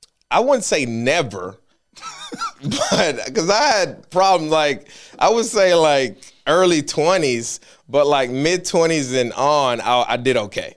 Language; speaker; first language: English; early bilingual, other home language; Spanish